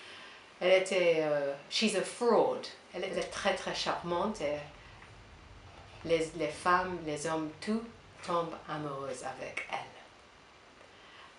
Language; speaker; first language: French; non-native, learner; English